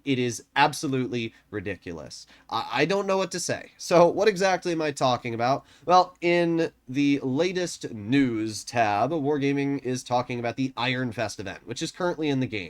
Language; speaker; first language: English; native; English